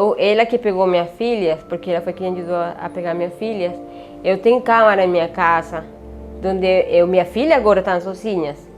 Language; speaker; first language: Portuguese; non-native, learner; Spanish